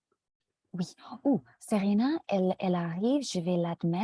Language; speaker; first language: French; non-native, fluent; English